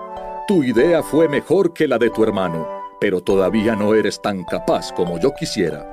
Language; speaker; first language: Spanish; native; Spanish